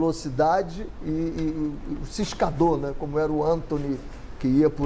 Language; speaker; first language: Portuguese; native; Portuguese